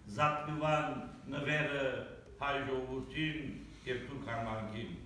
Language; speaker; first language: Armenian; early bilingual, heritage; Armenian